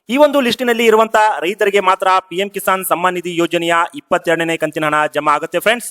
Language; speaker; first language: Kannada; native; Kannada